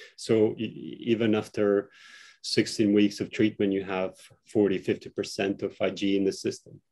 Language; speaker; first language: English; non-native, fluent; Albanian